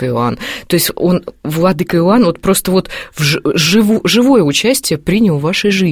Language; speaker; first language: Russian; native; Russian